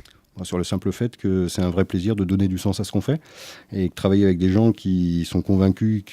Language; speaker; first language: French; native; French